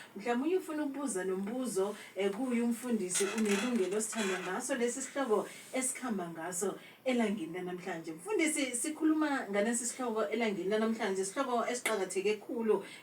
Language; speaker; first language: Zulu; non-native, local second language; South Ndebele